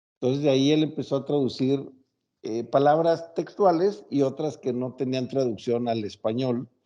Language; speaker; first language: Spanish; native; Spanish